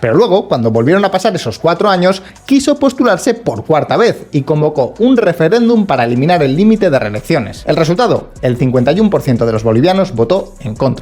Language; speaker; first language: Spanish; native; Spanish